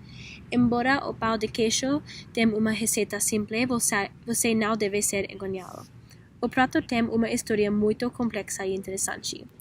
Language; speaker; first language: Portuguese; non-native, learner; English